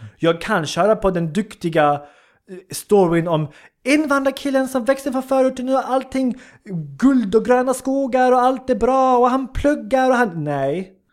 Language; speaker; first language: Swedish; early bilingual, other home language; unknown